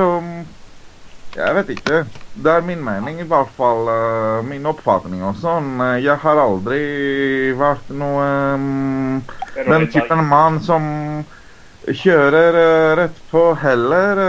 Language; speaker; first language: Norwegian; non-native, fluent; Greek